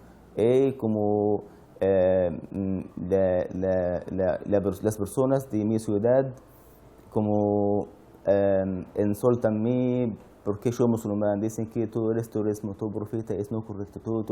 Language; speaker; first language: Spanish; non-native, learner; Arabic